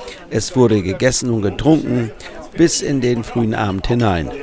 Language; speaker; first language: German; native; German